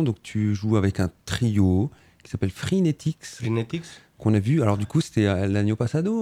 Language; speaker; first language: French; native; French